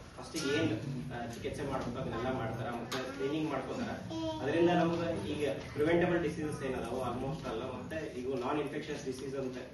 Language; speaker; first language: Kannada; native; Kannada